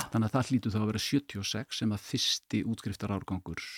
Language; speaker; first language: Icelandic; native; Icelandic